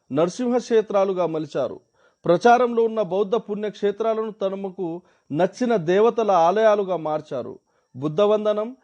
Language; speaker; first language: Telugu; non-native, local second language; Marathi